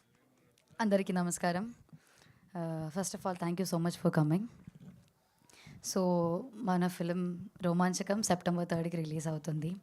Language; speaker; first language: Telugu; non-native, learner; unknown